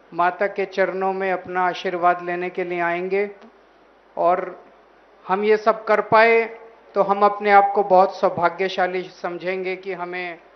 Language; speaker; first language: Hindi; native; Hindi